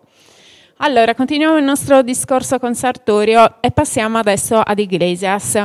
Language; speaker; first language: Italian; native; Italian